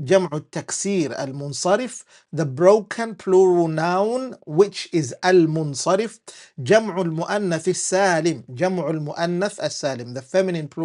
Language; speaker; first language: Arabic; non-native, fluent; English